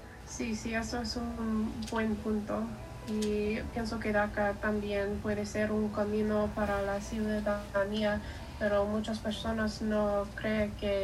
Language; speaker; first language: Spanish; non-native, learner; English